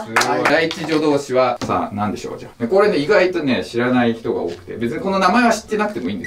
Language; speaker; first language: Japanese; native; Japanese